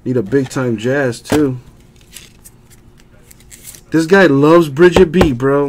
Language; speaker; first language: English; native; English